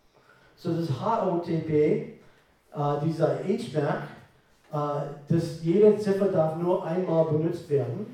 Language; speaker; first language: German; non-native, fluent; English